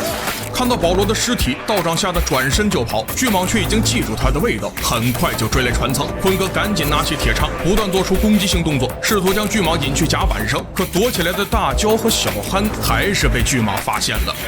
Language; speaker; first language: Chinese; native; Chinese